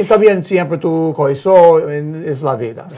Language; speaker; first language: Spanish; non-native, learner; English